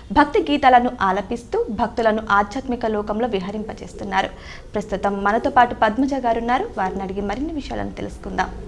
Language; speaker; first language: Telugu; native; Telugu